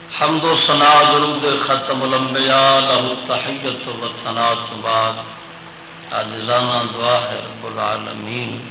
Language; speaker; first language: Urdu; non-native, local second language; Punjabi